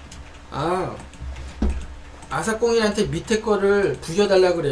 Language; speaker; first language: Korean; native; Korean